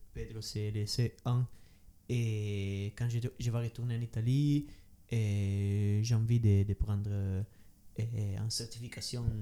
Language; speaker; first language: French; non-native, learner; Italian